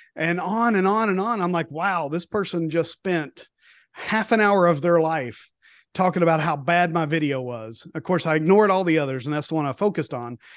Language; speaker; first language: English; native; English